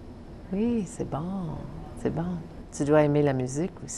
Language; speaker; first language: French; native; French